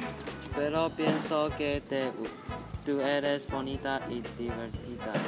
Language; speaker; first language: Spanish; non-native, learner; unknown